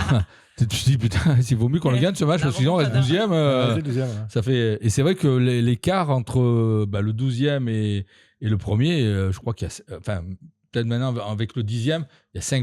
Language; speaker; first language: French; native; French